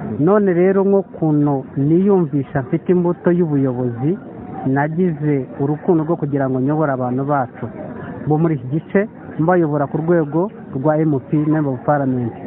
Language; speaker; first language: Kinyarwanda; early bilingual, heritage; Kinyarwanda